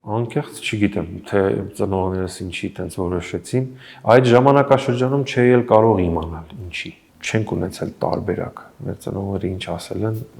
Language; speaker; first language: Armenian; early bilingual, heritage; Armenian